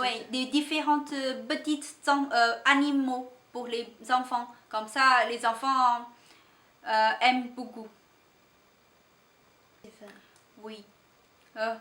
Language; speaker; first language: French; non-native, learner; Chinese